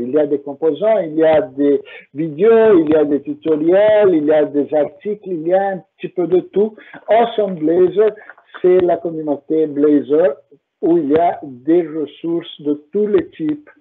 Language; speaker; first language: French; non-native, fluent; Portuguese